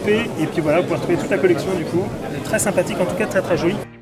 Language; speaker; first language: French; native; French